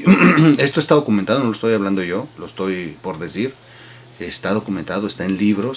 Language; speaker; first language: Spanish; native; Spanish